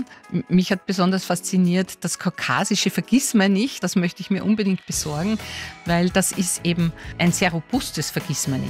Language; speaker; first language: German; native; German